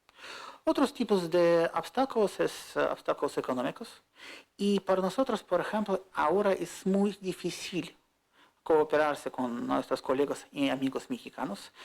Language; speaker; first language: Spanish; non-native, fluent; Russian